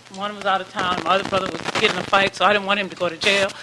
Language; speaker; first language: English; native; English